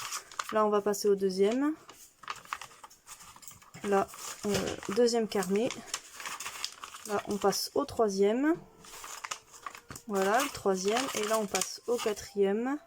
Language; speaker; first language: French; native; French